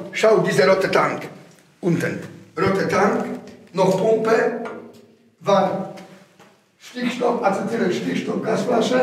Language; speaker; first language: German; non-native, learner; Polish